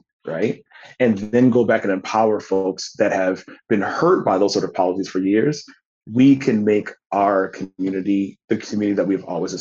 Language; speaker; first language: English; native; English